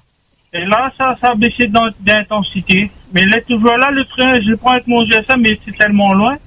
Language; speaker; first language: French; non-native, local second language; Réunion Creole French